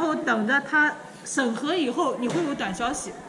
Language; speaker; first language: Chinese; native; Chinese